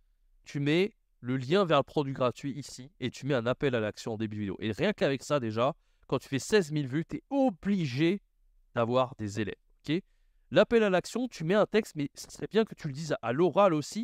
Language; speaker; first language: French; native; French